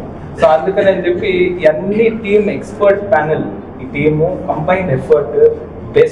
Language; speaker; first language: Telugu; native; Telugu